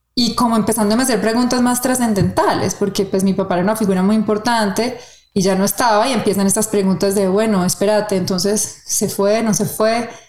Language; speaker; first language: Spanish; native; Spanish